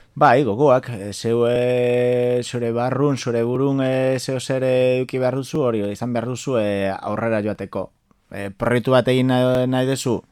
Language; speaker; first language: Basque; non-native, local second language; Galician